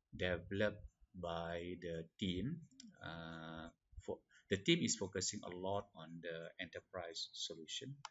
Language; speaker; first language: English; non-native, local second language; Malay